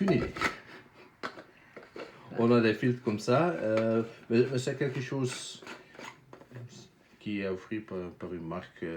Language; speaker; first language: French; non-native, fluent; Dutch